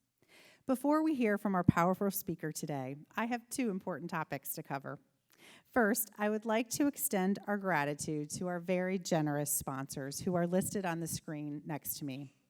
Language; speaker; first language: English; native; English